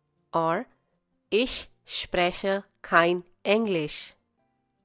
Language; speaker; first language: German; non-native, fluent; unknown